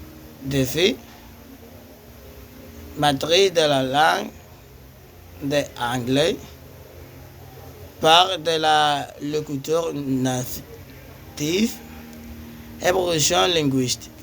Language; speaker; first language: French; non-native, learner; Spanish